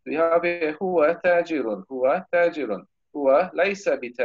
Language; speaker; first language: Arabic; non-native, fluent; English